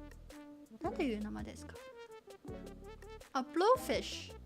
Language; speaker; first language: Japanese; non-native, learner; Chinese